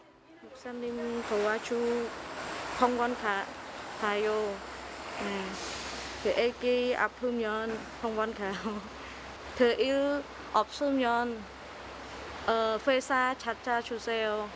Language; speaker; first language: Korean; non-native, learner; Khmer